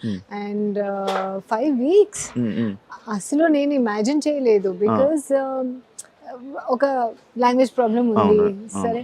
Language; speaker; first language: Telugu; non-native, learner; Hindi